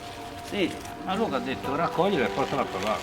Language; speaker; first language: Italian; native; Italian